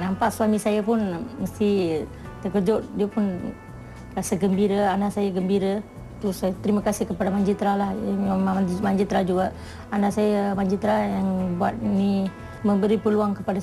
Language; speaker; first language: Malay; non-native, local second language; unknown